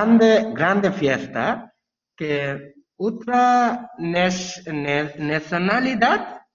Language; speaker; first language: Spanish; non-native, learner; Bangla